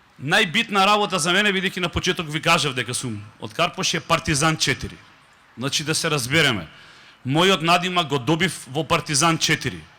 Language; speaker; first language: Macedonian; native; Macedonian